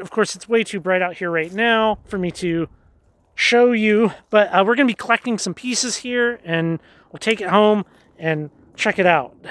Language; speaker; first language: English; native; English